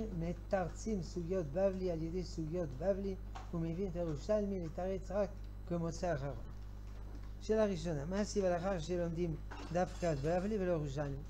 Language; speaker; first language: Hebrew; non-native, fluent; French